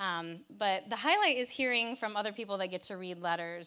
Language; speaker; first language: English; native; English